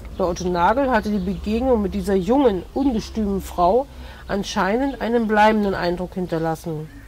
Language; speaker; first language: German; native; German